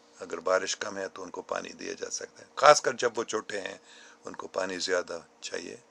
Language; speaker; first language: Urdu; non-native, local second language; English